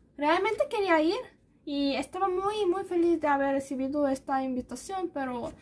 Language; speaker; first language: Spanish; non-native, fluent; Korean